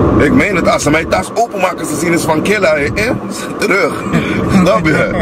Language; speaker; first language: Dutch; non-native, local second language; Papiamento